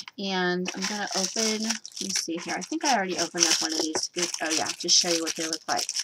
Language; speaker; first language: English; native; English